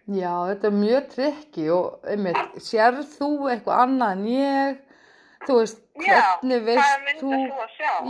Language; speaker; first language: Icelandic; non-native, fluent; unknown